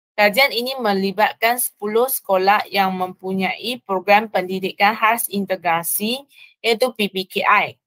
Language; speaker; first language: Malay; non-native, local second language; Chinese